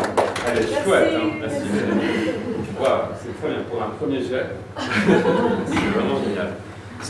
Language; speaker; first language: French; non-native, fluent; English